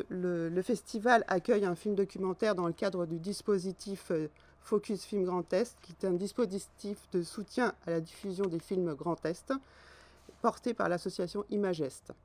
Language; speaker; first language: French; native; French